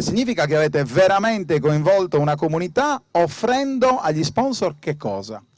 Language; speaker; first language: Italian; native; Italian